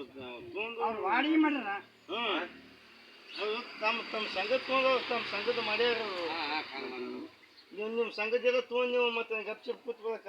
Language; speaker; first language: Kannada; native; Kannada